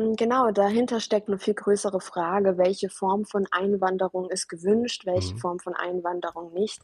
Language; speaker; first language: German; early bilingual, other home language; Persian